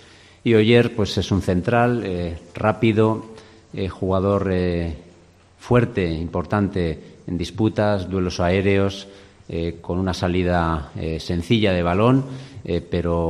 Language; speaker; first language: Spanish; native; Spanish